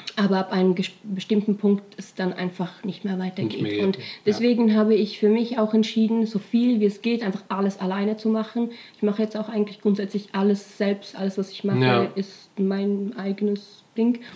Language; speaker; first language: German; native; German